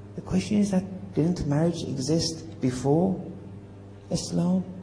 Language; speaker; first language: English; native; English